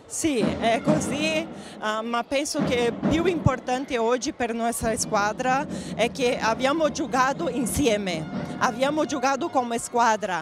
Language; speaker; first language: Italian; non-native, fluent; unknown